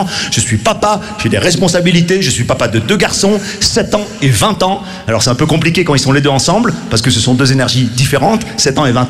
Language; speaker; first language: French; native; French